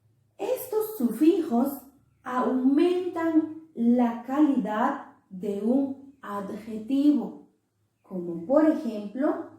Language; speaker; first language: Spanish; non-native, local second language; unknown